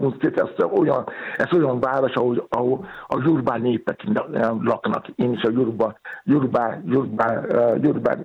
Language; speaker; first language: Hungarian; non-native, fluent; Yoruba